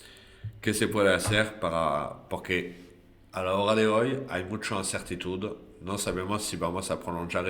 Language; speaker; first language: Spanish; non-native, fluent; French